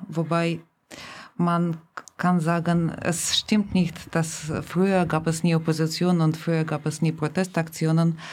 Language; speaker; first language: German; non-native, fluent; Russian